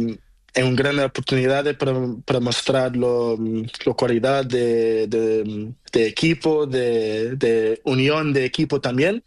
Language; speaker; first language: Spanish; non-native, learner; Portuguese